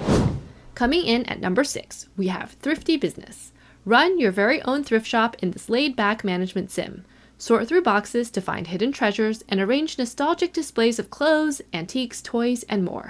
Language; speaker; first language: English; native; English